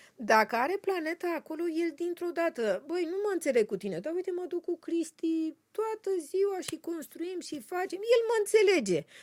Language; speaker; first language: Romanian; native; Romanian